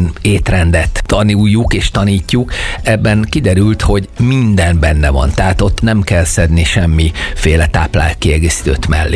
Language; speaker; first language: Hungarian; native; Hungarian